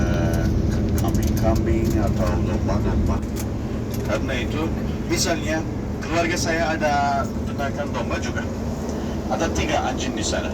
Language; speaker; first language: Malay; non-native, fluent; Turkish